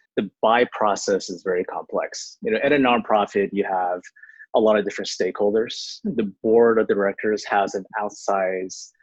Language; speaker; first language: English; early bilingual, other home language; Chinese